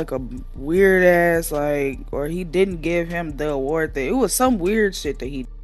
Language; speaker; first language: English; native; English